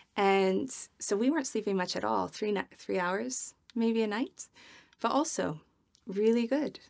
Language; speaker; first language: English; native; English